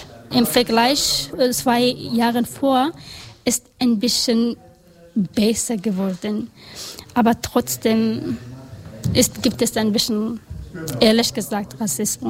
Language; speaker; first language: German; non-native, learner; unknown